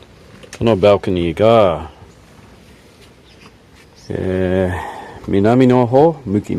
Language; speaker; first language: Japanese; non-native, learner; English